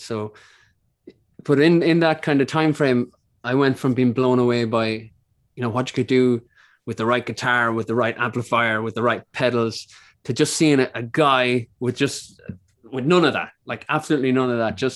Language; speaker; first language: English; native; English